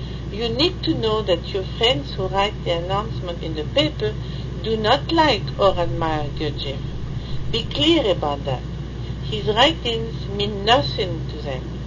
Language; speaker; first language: English; non-native, fluent; French